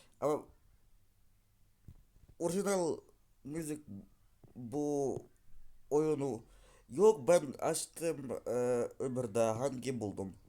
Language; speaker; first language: Turkish; non-native, learner; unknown